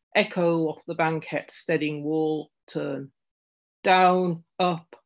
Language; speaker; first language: English; native; English